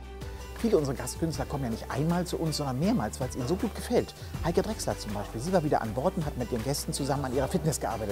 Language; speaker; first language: German; native; German